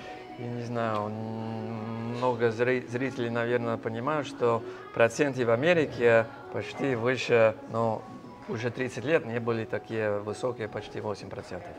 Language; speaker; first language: Russian; non-native, fluent; English